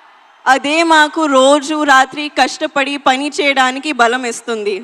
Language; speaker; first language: Telugu; non-native, learner; Hindi